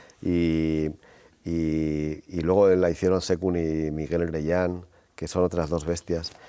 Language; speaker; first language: Spanish; native; Spanish